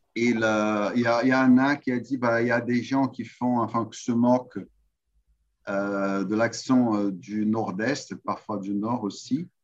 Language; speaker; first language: French; non-native, fluent; Portuguese